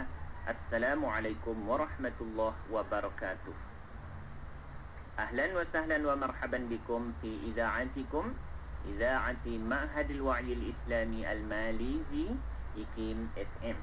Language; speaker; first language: Arabic; non-native, fluent; Malay